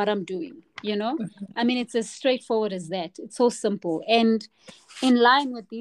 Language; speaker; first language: English; non-native, local second language; Xhosa